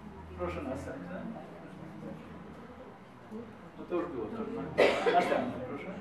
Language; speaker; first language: Polish; native; Polish